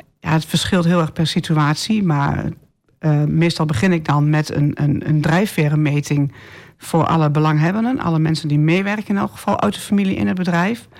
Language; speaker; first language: Dutch; native; Dutch